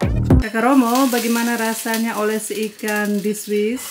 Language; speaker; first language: Indonesian; native; Indonesian